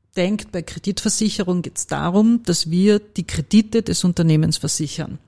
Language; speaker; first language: German; native; German